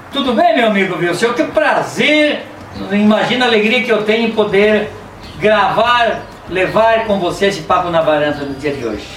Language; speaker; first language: Portuguese; native; Portuguese